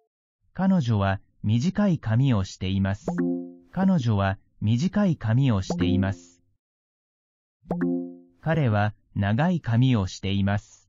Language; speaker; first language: Japanese; non-native, learner; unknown